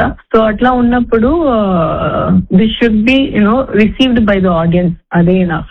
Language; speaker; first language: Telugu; non-native, fluent; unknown